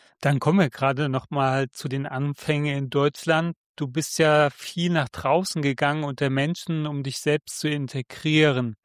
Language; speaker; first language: German; native; German